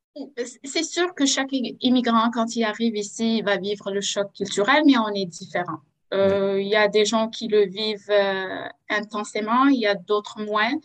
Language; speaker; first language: French; non-native, local second language; Arabic